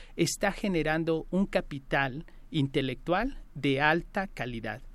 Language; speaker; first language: Spanish; native; Spanish